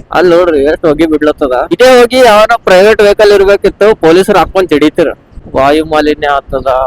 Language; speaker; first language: Kannada; native; Kannada